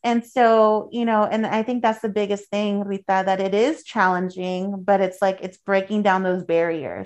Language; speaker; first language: English; early bilingual, other home language; Spanish